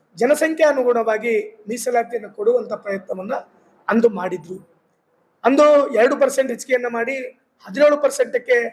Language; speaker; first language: Kannada; non-native, local second language; Lambadi